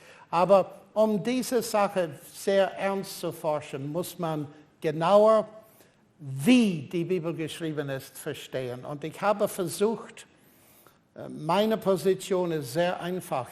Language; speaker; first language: German; non-native, fluent; English